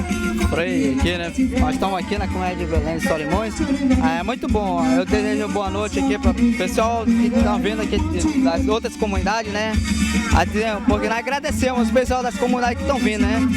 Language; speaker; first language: Portuguese; non-native, local second language; Ticuna